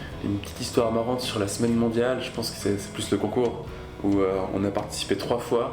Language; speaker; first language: French; native; French